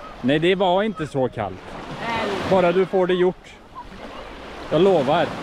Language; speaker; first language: Swedish; native; Swedish